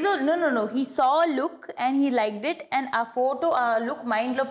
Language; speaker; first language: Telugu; non-native, fluent; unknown